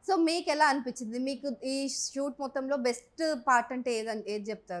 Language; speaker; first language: Telugu; native; Telugu